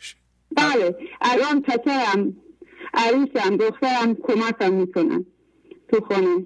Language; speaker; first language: Persian; non-native, local second language; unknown